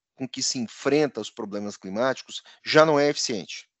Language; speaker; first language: Portuguese; native; Portuguese